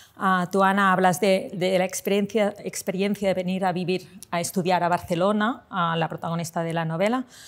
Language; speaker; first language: Spanish; non-native, local second language; Catalan